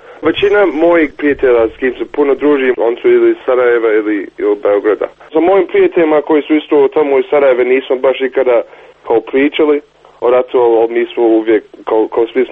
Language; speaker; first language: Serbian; early bilingual, heritage; Bosnian